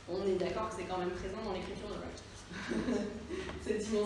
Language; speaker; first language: French; native; French